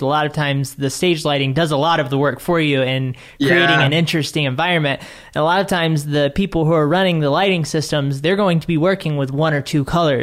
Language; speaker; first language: English; native; English